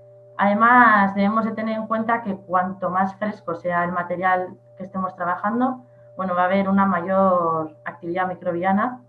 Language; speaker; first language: Spanish; native; Spanish